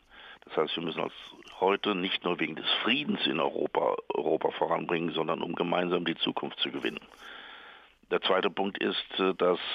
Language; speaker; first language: German; native; German